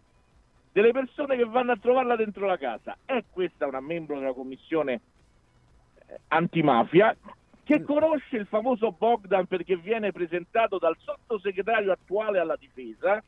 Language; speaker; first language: Italian; native; Italian